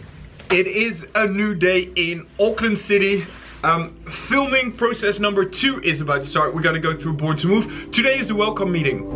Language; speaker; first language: English; non-native, fluent; Dutch